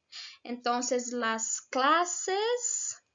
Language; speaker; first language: Spanish; non-native, fluent; Portuguese